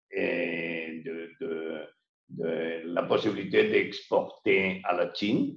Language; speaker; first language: French; non-native, learner; Spanish